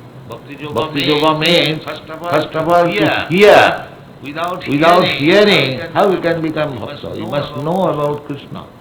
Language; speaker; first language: English; non-native, local second language; Bangla